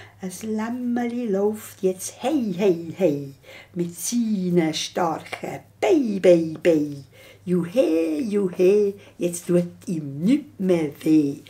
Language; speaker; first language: German; native; German